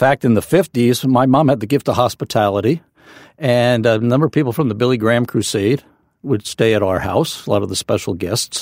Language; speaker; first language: English; native; English